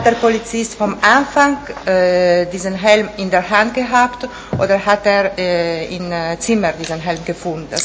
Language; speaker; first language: German; non-native, fluent; Italian